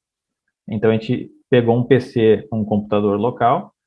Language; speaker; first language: Portuguese; native; Portuguese